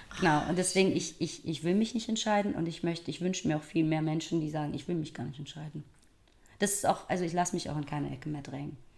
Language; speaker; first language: German; early bilingual, other home language; Persian